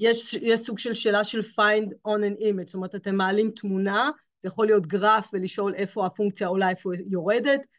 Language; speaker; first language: Hebrew; native; Hebrew